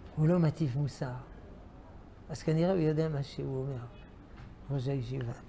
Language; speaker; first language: Hebrew; non-native, fluent; French